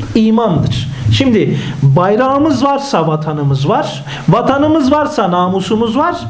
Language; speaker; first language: Turkish; native; Turkish